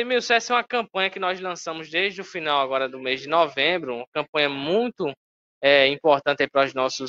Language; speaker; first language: Portuguese; native; Portuguese